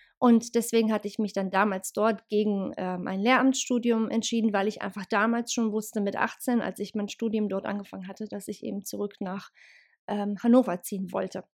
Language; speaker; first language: German; early bilingual, other home language; Bosnian